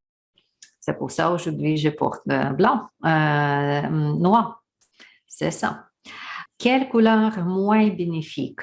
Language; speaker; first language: French; non-native, learner; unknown